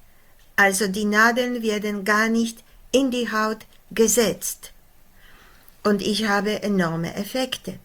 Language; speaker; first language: German; non-native, fluent; Polish